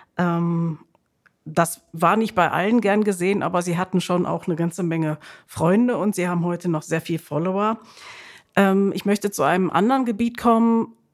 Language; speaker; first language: German; native; German